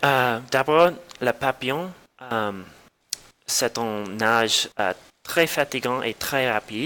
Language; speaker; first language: French; non-native, learner; English